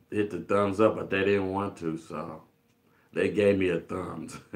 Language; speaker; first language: English; native; English